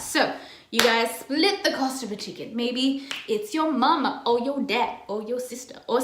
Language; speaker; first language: English; native; English